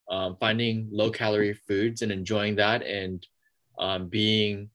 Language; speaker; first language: English; native; English